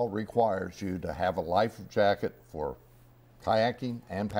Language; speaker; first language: English; native; English